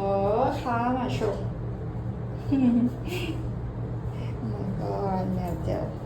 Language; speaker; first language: Portuguese; non-native, learner; Thai